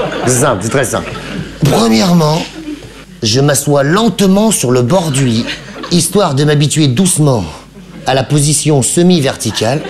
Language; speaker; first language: French; native; French